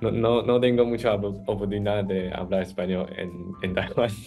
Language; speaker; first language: Spanish; non-native, fluent; Chinese